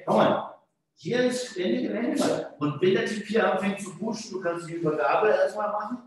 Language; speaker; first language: German; non-native, fluent; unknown